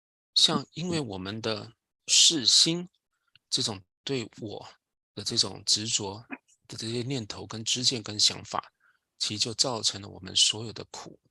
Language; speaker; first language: Chinese; native; Chinese